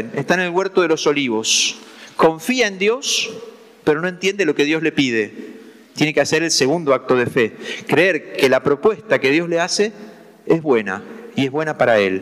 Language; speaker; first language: Spanish; native; Spanish